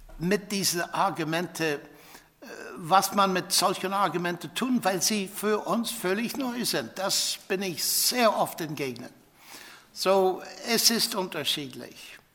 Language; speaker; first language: German; non-native, fluent; English